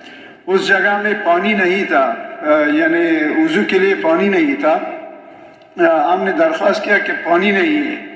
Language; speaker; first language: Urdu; non-native, local second language; Pashto